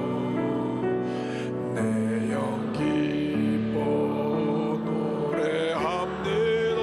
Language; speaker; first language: Korean; native; Korean